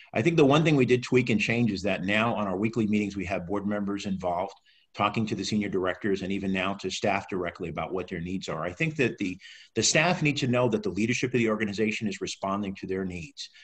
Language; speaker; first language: English; native; English